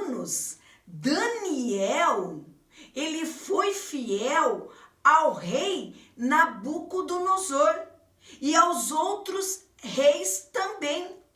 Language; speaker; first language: Portuguese; native; Portuguese